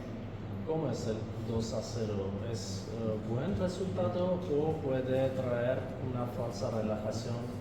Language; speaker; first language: Spanish; non-native, fluent; Armenian